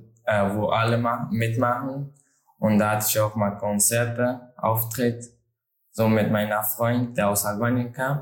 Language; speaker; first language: German; non-native, learner; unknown